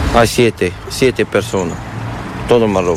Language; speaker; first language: Spanish; non-native, learner; Arabic